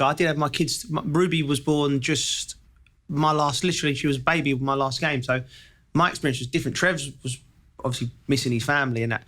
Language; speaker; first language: English; native; English